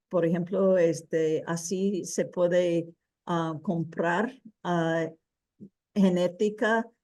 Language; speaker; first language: Spanish; early bilingual, heritage; Spanish